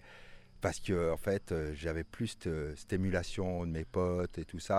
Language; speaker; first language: French; native; French